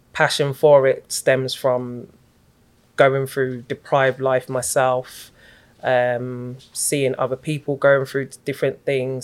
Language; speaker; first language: English; native; English